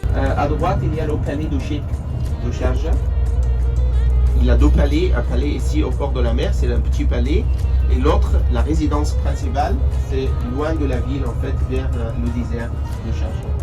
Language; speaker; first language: French; non-native, fluent; Arabic